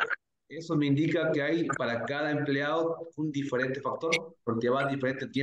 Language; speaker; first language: Spanish; native; Spanish